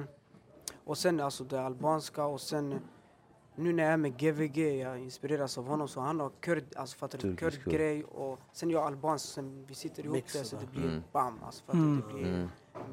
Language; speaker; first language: Swedish; early bilingual, other home language; Albanian